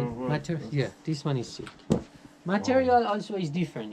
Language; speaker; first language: English; non-native, fluent; Persian